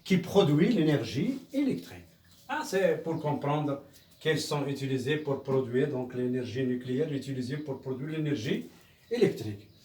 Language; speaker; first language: French; non-native, local second language; Arabic